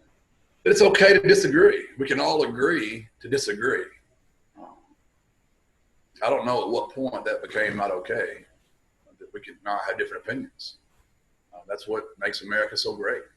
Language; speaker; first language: English; native; English